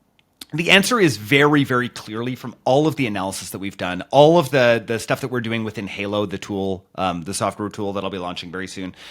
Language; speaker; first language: English; native; English